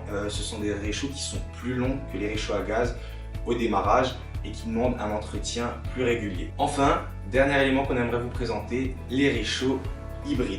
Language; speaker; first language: French; native; French